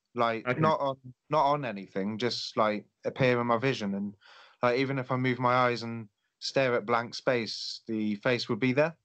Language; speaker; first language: English; native; English